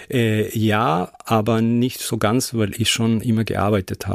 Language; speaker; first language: German; non-native, fluent; Spanish